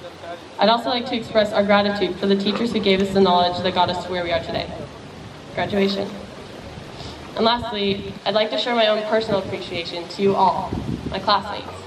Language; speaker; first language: English; native; English